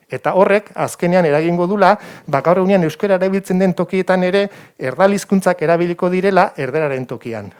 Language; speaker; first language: Basque; native; Basque